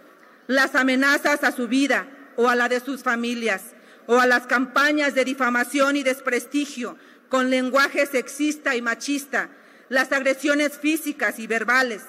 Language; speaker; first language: Spanish; native; Spanish